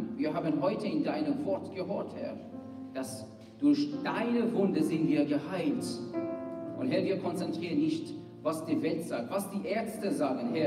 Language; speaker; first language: German; non-native, fluent; Persian